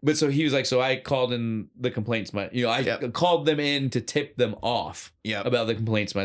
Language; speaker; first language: English; native; English